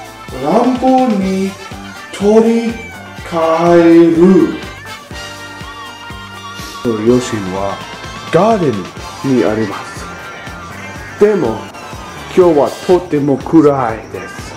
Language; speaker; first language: Japanese; non-native, learner; English